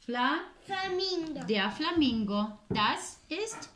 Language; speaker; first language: German; non-native, fluent; Ukrainian